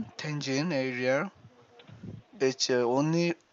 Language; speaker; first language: English; non-native, learner; Korean